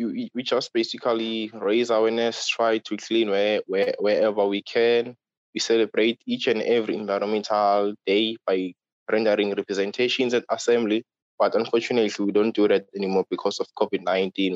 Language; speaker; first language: English; non-native, local second language; Swati